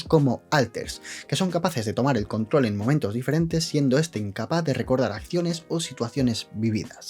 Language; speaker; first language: Spanish; native; Spanish